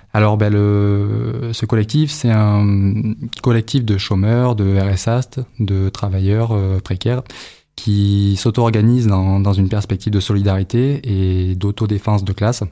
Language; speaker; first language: French; native; French